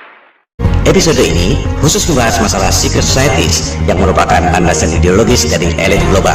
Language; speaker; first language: Indonesian; native; Indonesian